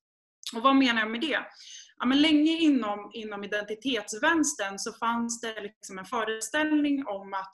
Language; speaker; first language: Swedish; native; Swedish